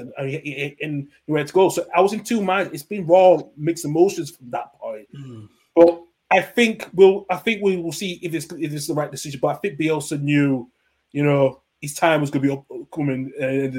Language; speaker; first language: English; native; English